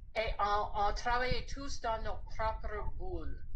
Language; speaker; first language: French; non-native, fluent; English